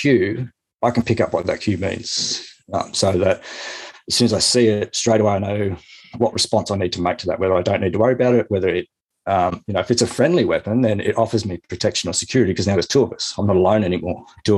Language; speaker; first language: English; native; English